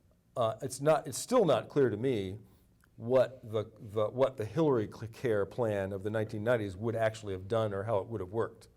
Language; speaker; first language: English; native; English